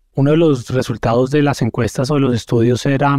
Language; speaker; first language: Spanish; native; Spanish